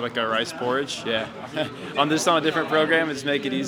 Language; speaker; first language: English; native; English